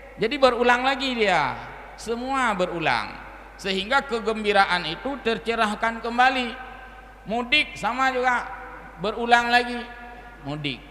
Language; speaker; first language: Malay; non-native, local second language; Achinese